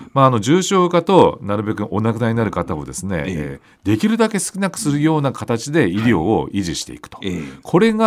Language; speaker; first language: Japanese; native; Japanese